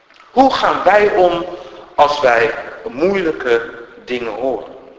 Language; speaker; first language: Dutch; native; Dutch